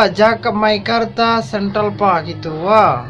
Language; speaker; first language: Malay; non-native, learner; Bangla